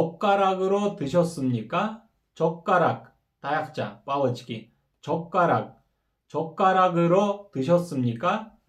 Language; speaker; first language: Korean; non-native, fluent; Kyrgyz